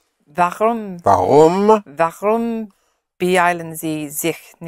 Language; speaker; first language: German; non-native, learner; English